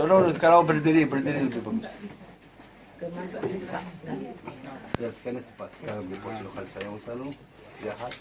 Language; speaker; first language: Indonesian; non-native, learner; Hebrew